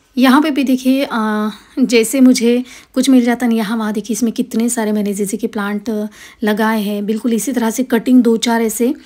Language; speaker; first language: Hindi; non-native, local second language; Marathi